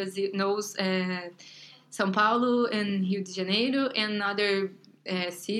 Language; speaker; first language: English; non-native, learner; Portuguese